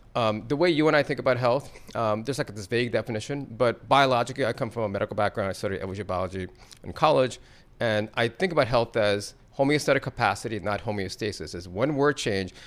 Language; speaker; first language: English; native; English